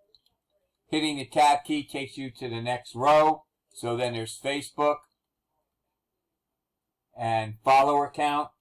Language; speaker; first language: English; native; English